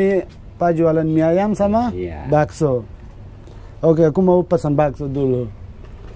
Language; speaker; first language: Indonesian; non-native, learner; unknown